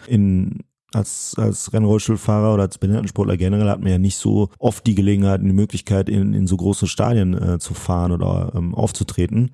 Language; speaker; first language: German; early bilingual, other home language; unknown